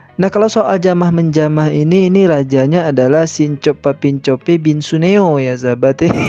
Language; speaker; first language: Indonesian; native; Indonesian